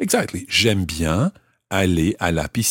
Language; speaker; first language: French; non-native, fluent; English